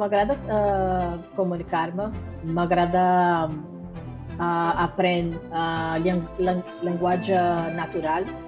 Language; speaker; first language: Catalan; non-native, learner; Spanish